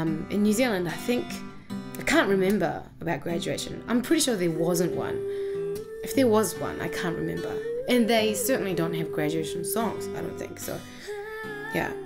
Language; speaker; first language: English; early bilingual, other home language; Japanese